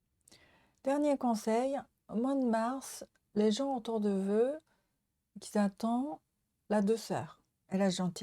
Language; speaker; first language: French; non-native, learner; Japanese